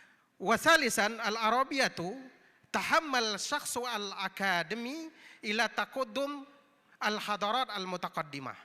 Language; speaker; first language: Arabic; non-native, fluent; Indonesian